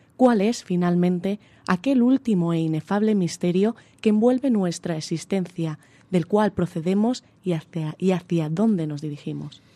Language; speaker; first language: Spanish; native; Spanish